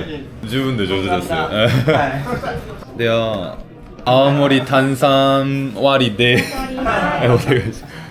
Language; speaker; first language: Japanese; non-native, learner; Korean